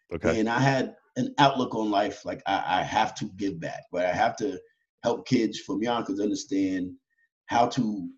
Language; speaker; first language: English; native; English